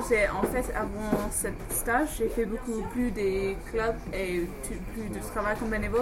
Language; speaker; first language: French; non-native, fluent; English